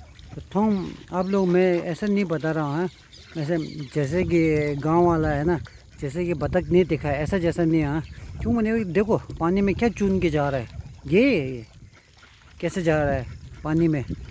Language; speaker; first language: Hindi; non-native, local second language; Tibetan